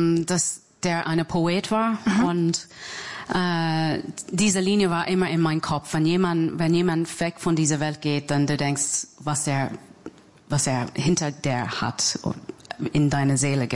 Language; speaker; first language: German; non-native, fluent; English